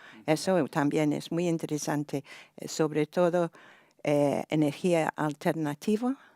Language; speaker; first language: Spanish; non-native, fluent; English